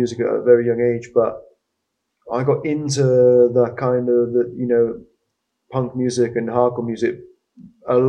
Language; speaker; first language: English; native; English